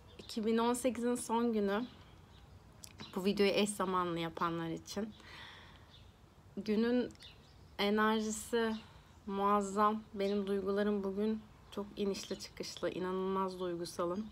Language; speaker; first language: Turkish; native; Turkish